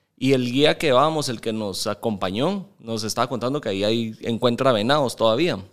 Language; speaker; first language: Spanish; native; Spanish